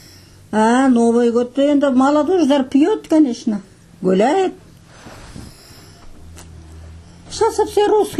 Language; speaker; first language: Russian; non-native, local second language; Kazakh